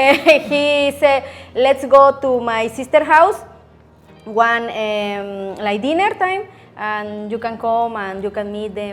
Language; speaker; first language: English; non-native, learner; Spanish